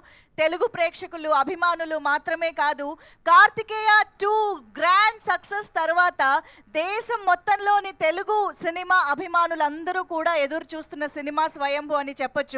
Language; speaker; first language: Telugu; native; Telugu